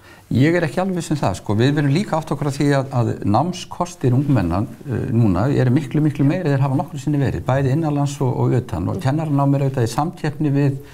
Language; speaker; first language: Icelandic; native; Icelandic